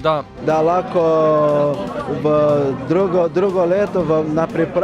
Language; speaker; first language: Slovenian; non-native, learner; Portuguese